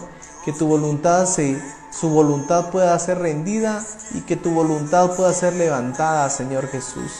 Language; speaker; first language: Spanish; native; Spanish